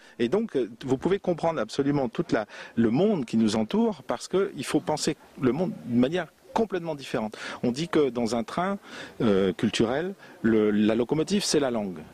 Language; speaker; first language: French; non-native, local second language; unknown